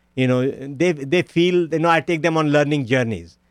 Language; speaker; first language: English; non-native, local second language; Punjabi